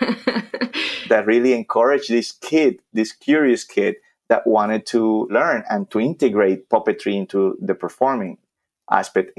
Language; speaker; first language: English; non-native, fluent; Spanish